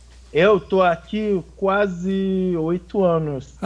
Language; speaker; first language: Portuguese; non-native, fluent; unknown